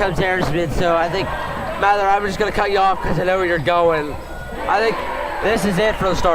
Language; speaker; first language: English; native; English